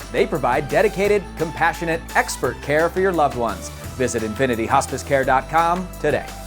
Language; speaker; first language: English; native; English